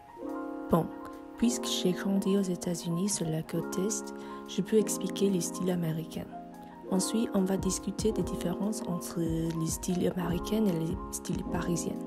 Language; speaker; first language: French; non-native, fluent; English